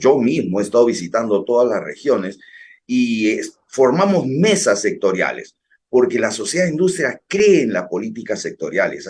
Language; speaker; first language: Spanish; native; Spanish